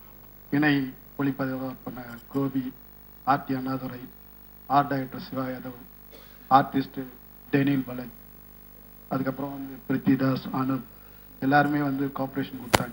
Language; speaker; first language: Tamil; native; Tamil